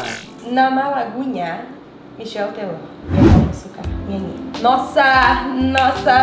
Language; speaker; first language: Indonesian; non-native, fluent; Portuguese